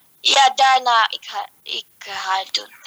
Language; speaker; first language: Dutch; early bilingual, heritage; Dutch